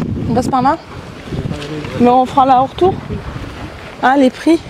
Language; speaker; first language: French; native; French